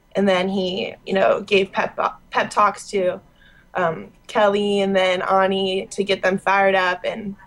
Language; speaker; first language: English; native; English